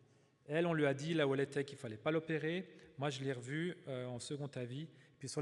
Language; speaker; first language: French; native; French